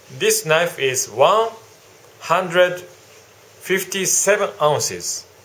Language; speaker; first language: English; non-native, learner; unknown